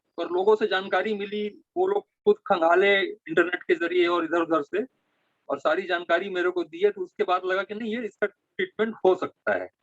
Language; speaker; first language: Hindi; native; Hindi